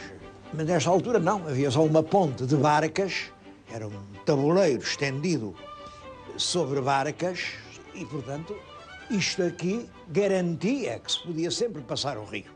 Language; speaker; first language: Portuguese; native; Portuguese